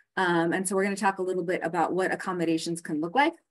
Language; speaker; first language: English; native; English